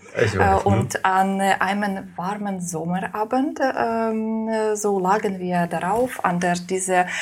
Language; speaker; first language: German; non-native, fluent; Russian